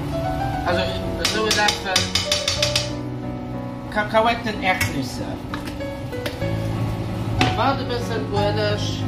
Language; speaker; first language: German; non-native, learner; Dutch